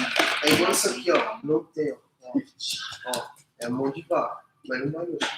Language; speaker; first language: Portuguese; native; Portuguese